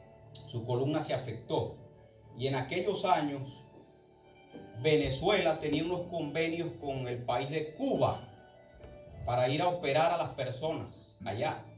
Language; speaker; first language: Spanish; native; Spanish